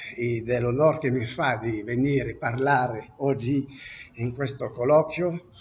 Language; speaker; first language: Italian; non-native, learner; French